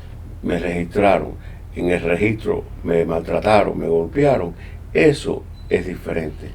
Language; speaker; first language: Spanish; native; Spanish